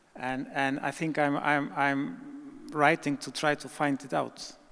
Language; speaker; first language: English; non-native, fluent; Icelandic